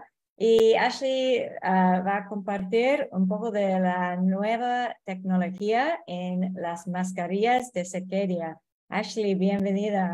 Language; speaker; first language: Spanish; non-native, fluent; English